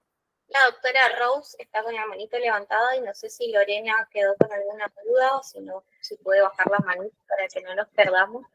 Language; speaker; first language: Spanish; native; Spanish